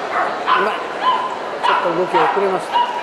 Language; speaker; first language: Japanese; native; Japanese